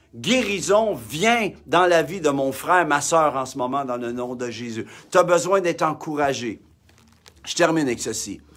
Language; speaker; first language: French; native; French